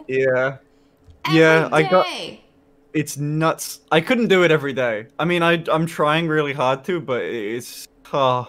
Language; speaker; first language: English; native; English